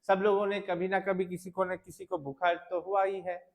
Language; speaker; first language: Hindi; non-native, local second language; Bangla